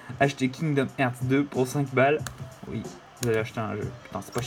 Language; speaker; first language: French; native; French